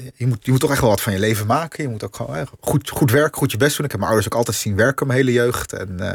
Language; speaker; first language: Dutch; native; Dutch